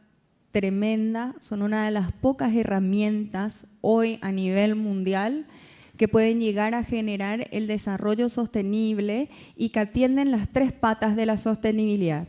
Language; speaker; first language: Spanish; native; Spanish